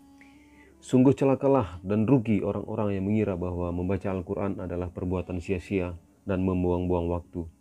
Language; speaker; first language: Indonesian; native; Indonesian